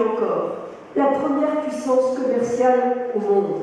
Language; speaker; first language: French; native; French